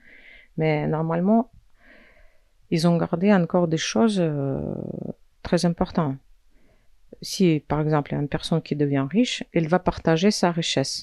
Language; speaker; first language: French; non-native, fluent; Russian